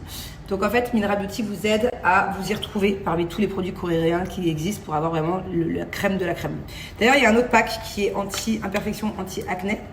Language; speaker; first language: French; native; French